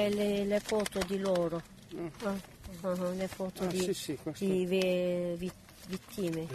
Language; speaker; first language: Italian; non-native, learner; Kurdish